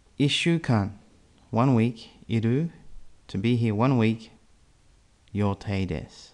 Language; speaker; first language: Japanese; non-native, fluent; English